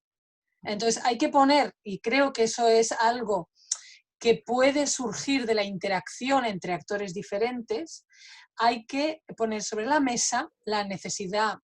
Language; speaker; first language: Catalan; non-native, fluent; Spanish